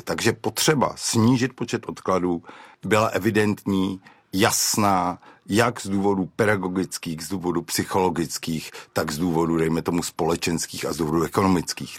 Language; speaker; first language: Czech; native; Czech